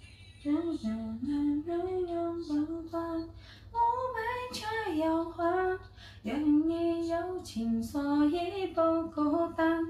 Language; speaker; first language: Chinese; native; Chinese